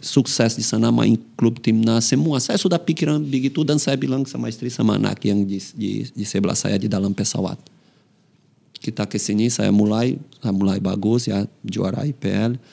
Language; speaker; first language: Indonesian; non-native, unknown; Portuguese